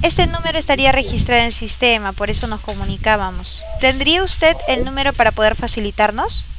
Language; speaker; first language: Spanish; native; Spanish